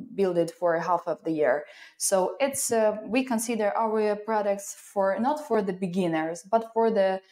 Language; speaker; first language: English; non-native, fluent; Ukrainian